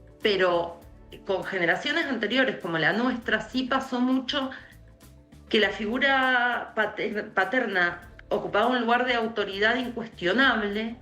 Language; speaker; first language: Spanish; native; Spanish